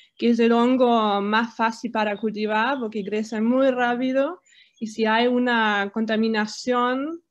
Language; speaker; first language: Spanish; non-native, fluent; German